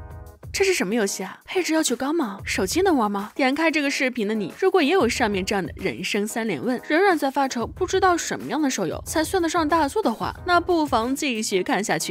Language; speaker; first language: Chinese; native; Chinese